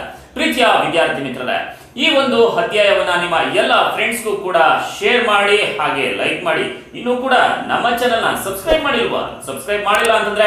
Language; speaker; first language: Kannada; native; Kannada